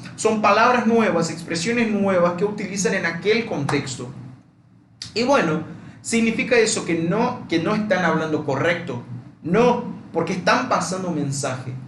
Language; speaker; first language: Spanish; non-native, fluent; Portuguese